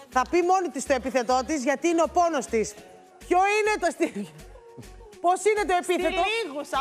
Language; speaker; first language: Greek; native; Greek